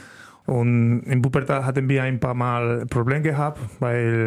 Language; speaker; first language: German; non-native, learner; Spanish